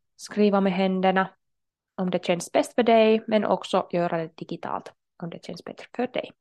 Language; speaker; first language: Swedish; non-native, local second language; Finnish